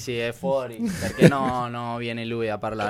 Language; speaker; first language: Italian; non-native, learner; Spanish